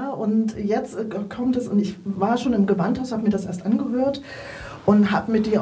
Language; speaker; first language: German; native; German